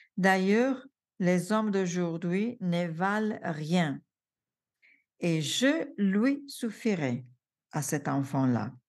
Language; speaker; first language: French; non-native, fluent; Italian